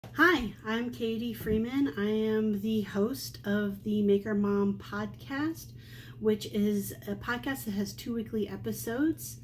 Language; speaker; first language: English; native; English